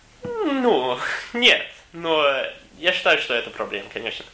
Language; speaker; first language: Russian; non-native, learner; English